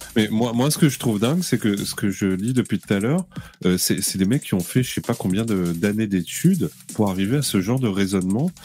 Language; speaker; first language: French; native; French